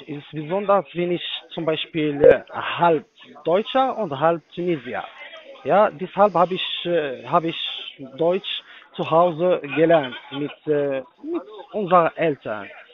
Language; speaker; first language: German; non-native, fluent; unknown